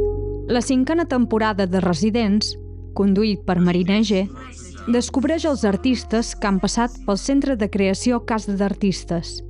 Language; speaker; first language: Catalan; native; Catalan